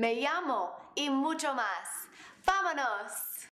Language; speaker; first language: Spanish; non-native, fluent; English